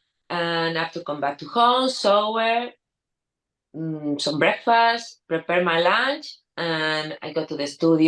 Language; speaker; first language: English; non-native, learner; Spanish